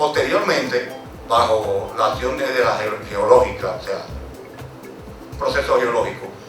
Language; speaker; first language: Spanish; native; Spanish